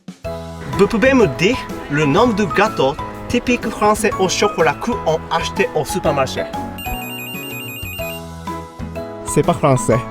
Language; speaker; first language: French; non-native, learner; Japanese